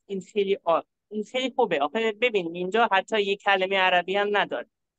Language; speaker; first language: Persian; non-native, fluent; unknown